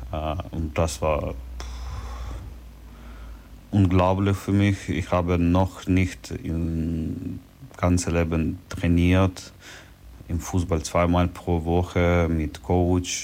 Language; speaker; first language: German; non-native, learner; Ukrainian